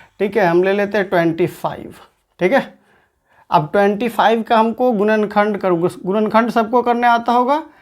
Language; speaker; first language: Hindi; native; Hindi